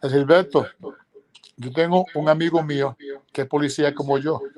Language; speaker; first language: Spanish; early bilingual, heritage; Spanish